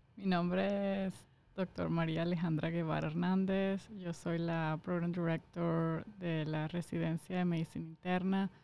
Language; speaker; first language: Spanish; native; Spanish